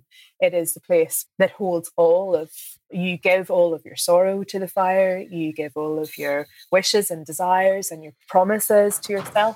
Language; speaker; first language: English; native; English